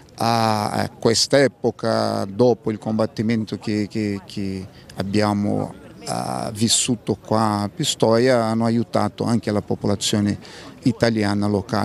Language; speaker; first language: Italian; non-native, fluent; Portuguese